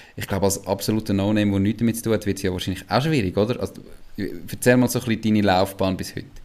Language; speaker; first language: German; native; German